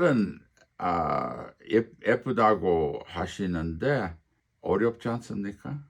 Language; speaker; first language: Korean; non-native, fluent; English